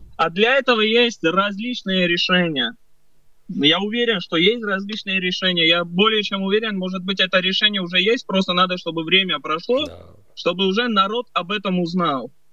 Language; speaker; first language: Russian; early bilingual, other home language; Armenian